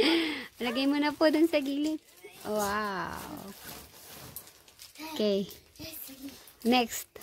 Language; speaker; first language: Japanese; non-native, learner; Filipino